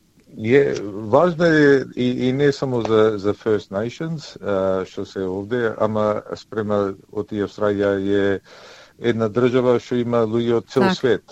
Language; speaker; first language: Macedonian; early bilingual, heritage; Macedonian